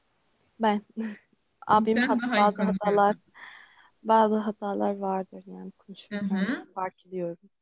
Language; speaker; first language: Turkish; non-native, learner; Arabic